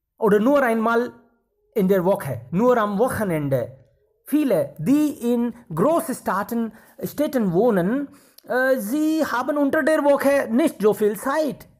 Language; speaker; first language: German; non-native, fluent; Hindi